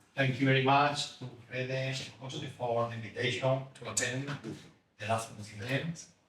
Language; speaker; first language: English; non-native, fluent; Spanish